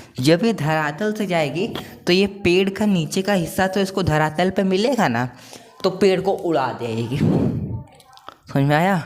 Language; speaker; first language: Hindi; non-native, local second language; Marathi